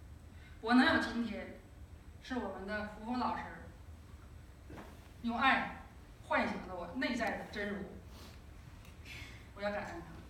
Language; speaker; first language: Chinese; native; Chinese